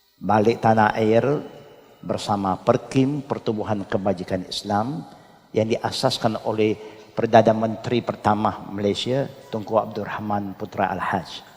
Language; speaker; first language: Malay; non-native, local second language; Chinese